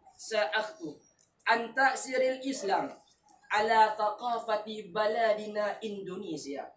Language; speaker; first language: Arabic; non-native, learner; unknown